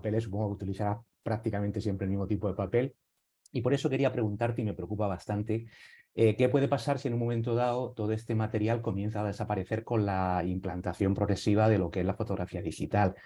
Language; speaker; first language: Spanish; native; Spanish